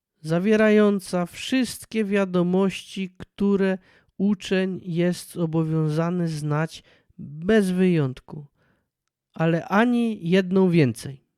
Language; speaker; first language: Polish; native; Polish